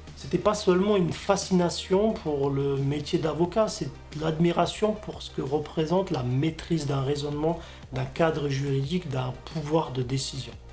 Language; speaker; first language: French; non-native, fluent; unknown